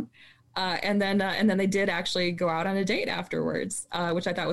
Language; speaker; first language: English; native; English